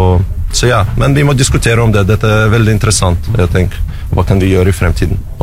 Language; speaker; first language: Norwegian; non-native, learner; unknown